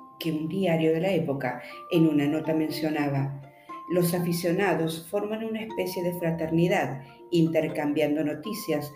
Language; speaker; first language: Spanish; native; Spanish